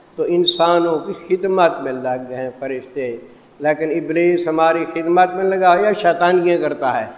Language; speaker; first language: Urdu; non-native, local second language; Saraiki